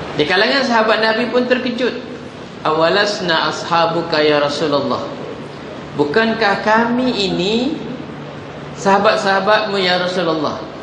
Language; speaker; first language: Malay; non-native, local second language; Javanese